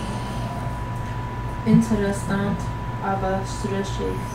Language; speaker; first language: German; non-native, learner; English